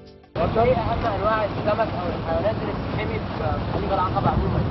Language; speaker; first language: Arabic; native; Arabic